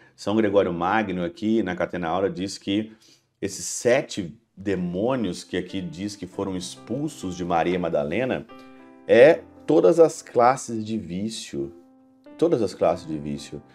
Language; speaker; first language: Portuguese; native; Portuguese